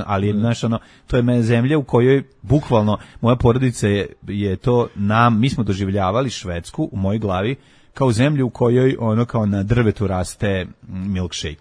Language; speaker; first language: Serbian; native; Serbian